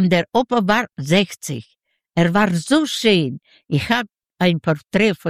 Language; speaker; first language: German; non-native, learner; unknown